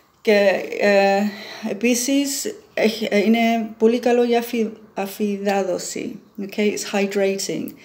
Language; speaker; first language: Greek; early bilingual, heritage; Greek